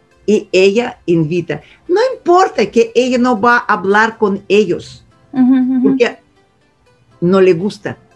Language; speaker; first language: Spanish; non-native, fluent; Russian